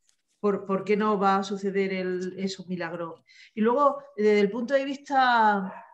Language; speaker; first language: Spanish; native; Spanish